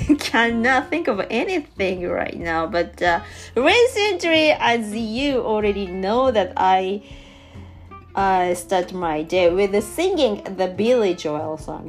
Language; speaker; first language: English; non-native, learner; Japanese